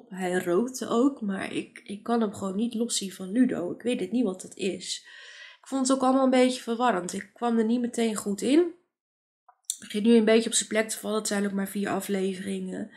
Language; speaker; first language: Dutch; native; Dutch